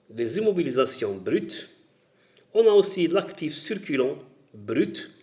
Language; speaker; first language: French; non-native, local second language; Arabic